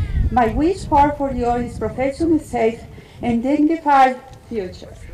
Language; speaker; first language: English; non-native, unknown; Spanish